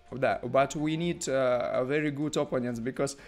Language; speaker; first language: English; non-native, learner; Russian